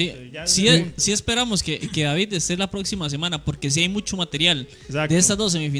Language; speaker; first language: Spanish; native; Spanish